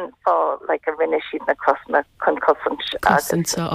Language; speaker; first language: Irish; non-native, local second language; English